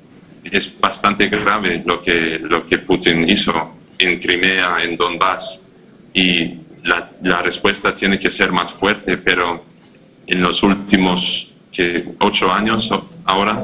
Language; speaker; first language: Spanish; non-native, fluent; English